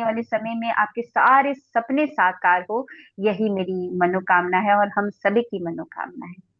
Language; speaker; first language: Hindi; native; Hindi